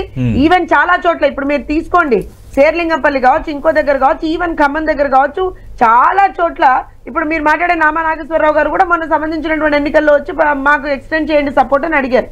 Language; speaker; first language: Telugu; native; Telugu